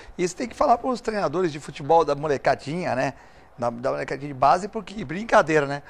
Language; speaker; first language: Portuguese; native; Portuguese